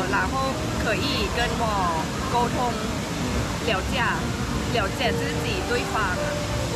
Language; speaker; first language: Chinese; non-native, fluent; Thai